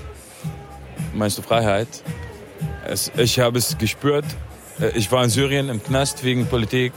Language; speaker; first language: German; non-native, fluent; Arabic